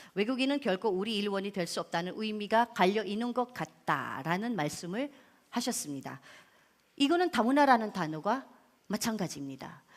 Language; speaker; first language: Korean; non-native, fluent; Filipino